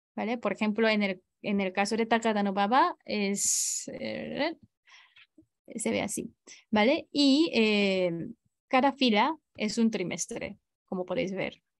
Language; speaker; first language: Spanish; non-native, fluent; Japanese